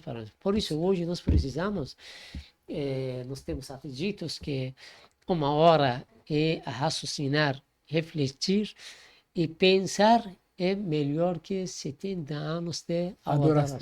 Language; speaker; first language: Portuguese; non-native, learner; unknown